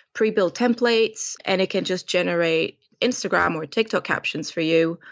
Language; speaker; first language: English; non-native, fluent; Romanian